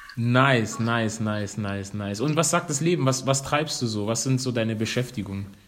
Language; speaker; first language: German; non-native, fluent; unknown